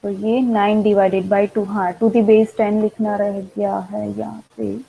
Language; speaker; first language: Hindi; non-native, local second language; Gujarati